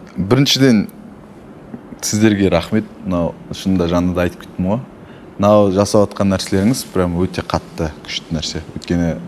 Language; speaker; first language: Kazakh; native; Kazakh